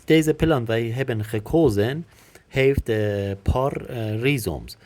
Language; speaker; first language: Dutch; non-native, learner; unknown